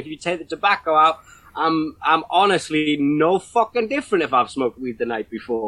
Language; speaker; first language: English; native; English